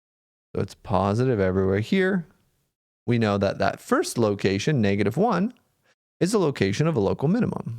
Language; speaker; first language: English; native; English